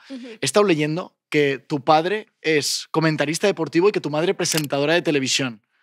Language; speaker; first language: Spanish; native; Spanish